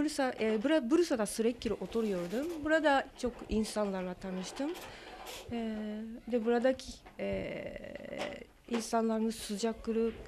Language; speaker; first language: Turkish; non-native, learner; Japanese